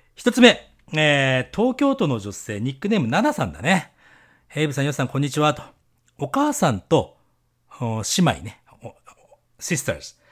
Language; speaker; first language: Japanese; native; Japanese